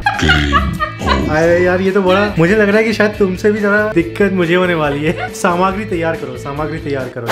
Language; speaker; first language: Hindi; native; Hindi